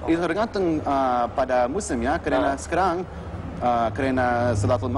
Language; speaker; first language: Indonesian; non-native, fluent; English